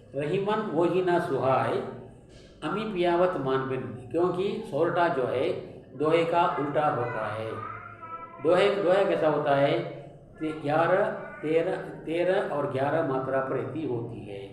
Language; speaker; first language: Hindi; non-native, local second language; Tamil